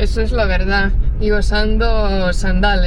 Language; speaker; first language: Spanish; non-native, fluent; Estonian